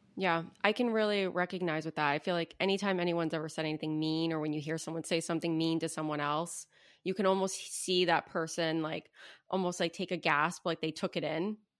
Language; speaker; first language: English; native; English